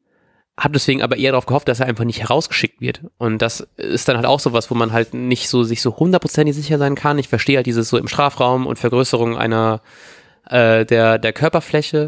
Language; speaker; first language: German; native; German